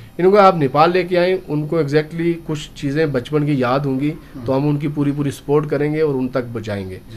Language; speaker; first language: Urdu; native; Urdu